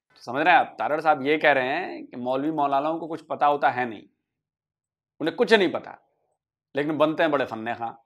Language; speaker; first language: Hindi; native; Hindi